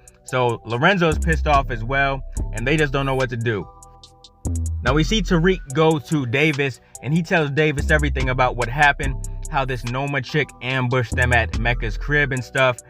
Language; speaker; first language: English; native; English